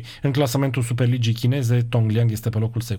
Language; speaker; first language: Romanian; native; Romanian